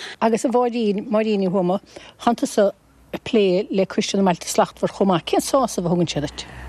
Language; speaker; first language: Irish; native; Irish